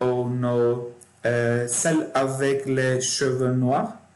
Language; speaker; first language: French; non-native, learner; Turkish